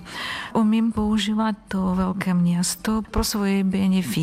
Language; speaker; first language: Czech; non-native, learner; Ukrainian